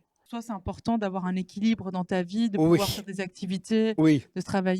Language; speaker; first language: French; native; French